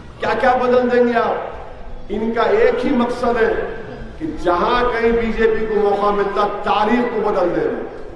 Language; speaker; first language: Urdu; native; Urdu